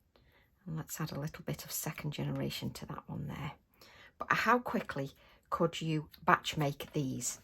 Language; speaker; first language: English; native; English